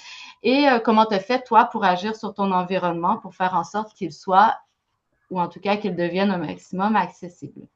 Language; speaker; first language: French; native; French